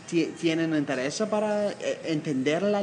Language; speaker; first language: Spanish; non-native, learner; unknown